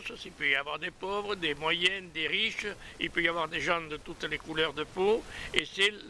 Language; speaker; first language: French; native; French